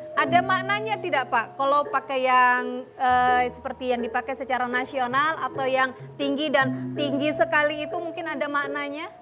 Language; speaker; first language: Indonesian; native; Indonesian